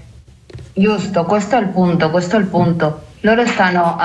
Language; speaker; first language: Italian; non-native, learner; Spanish